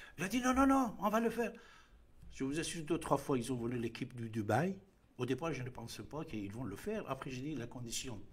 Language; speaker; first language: French; non-native, fluent; Persian